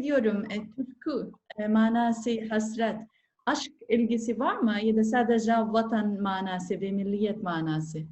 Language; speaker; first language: Turkish; non-native, learner; Arabic